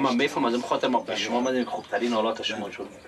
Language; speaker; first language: Persian; native; Persian